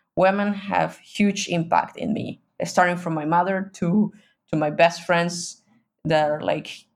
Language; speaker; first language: English; non-native, fluent; Spanish